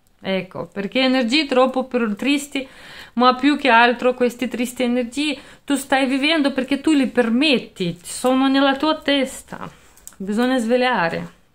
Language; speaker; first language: Italian; non-native, fluent; Russian